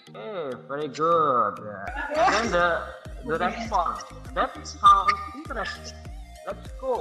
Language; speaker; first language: English; non-native, learner; Indonesian